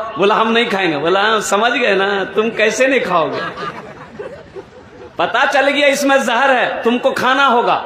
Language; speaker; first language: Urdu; non-native, local second language; Pashto